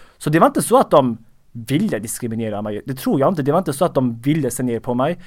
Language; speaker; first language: Swedish; early bilingual, other home language; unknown